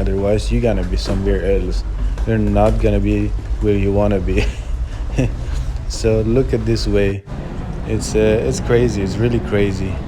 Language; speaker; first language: English; non-native, fluent; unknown